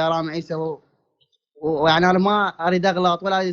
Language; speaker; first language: Arabic; native; Arabic